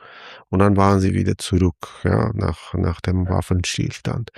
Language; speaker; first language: German; non-native, fluent; Armenian